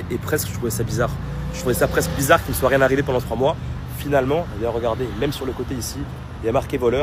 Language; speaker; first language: French; native; French